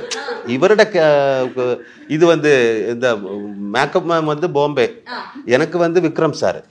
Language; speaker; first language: Tamil; non-native, learner; Malayalam